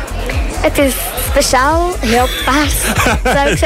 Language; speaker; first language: Dutch; early bilingual, other home language; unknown